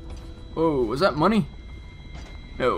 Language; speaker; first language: English; native; English